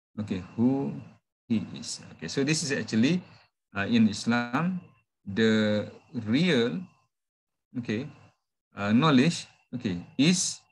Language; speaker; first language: English; non-native, local second language; Malay